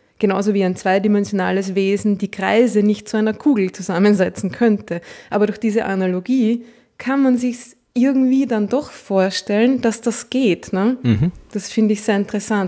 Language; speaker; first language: German; native; German